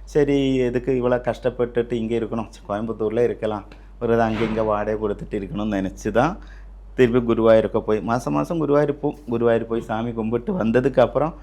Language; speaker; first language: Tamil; non-native, local second language; Malayalam